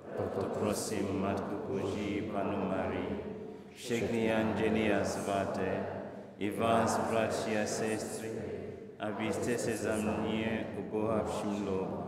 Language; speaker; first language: Czech; non-native, learner; Igbo